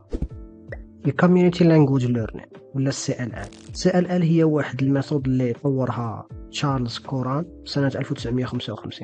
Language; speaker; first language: Arabic; native; Arabic